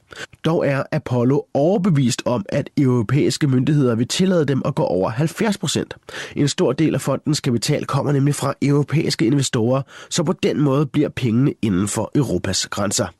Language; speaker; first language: Danish; native; Danish